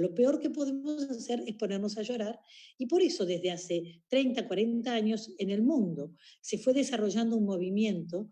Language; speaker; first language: Spanish; native; Spanish